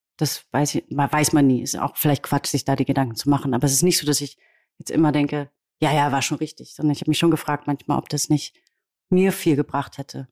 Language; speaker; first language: German; native; German